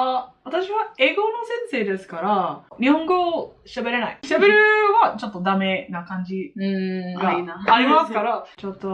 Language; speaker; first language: Japanese; non-native, learner; English